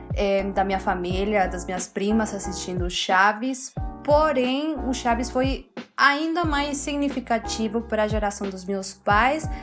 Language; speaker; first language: Portuguese; non-native, fluent; Spanish